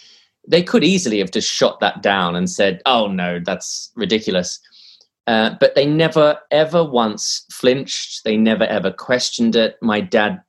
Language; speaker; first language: English; native; English